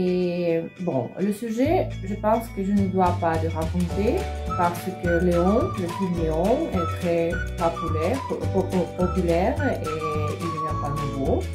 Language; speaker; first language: French; non-native, fluent; Russian